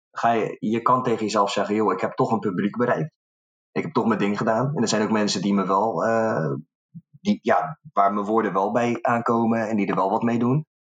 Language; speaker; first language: Dutch; early bilingual, other home language; Arabic